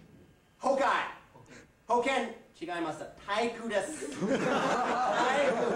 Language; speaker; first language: Japanese; non-native, learner; English